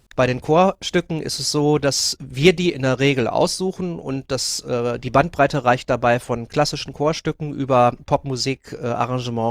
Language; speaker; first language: German; native; German